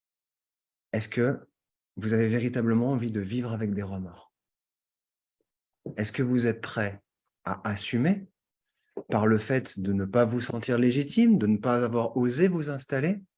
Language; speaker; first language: French; native; French